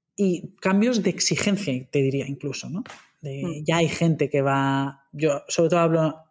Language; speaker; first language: Spanish; native; Spanish